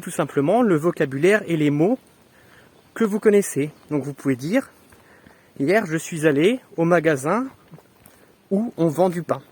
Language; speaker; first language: French; native; French